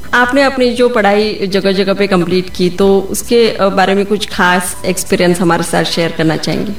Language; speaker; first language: Hindi; non-native, local second language; Kannada